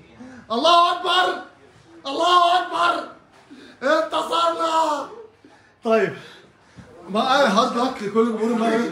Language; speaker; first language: Arabic; native; Arabic